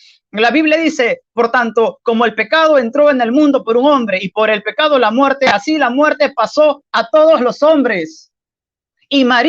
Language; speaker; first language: Spanish; native; Spanish